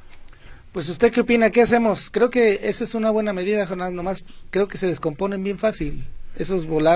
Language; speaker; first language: Spanish; native; Spanish